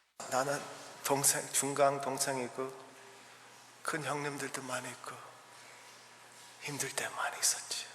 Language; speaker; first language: Korean; early bilingual, heritage; English